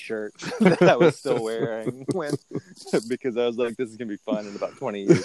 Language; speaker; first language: English; native; English